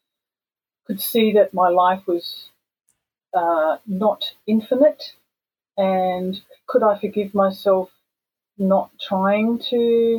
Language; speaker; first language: English; native; English